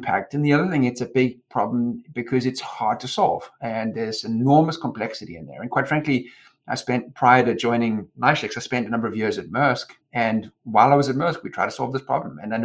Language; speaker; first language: English; native; English